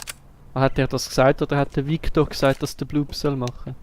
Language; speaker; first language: German; native; German